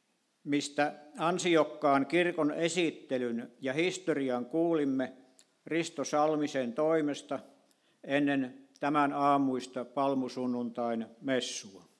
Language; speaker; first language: Finnish; native; Finnish